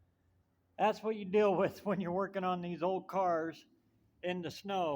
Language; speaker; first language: English; native; English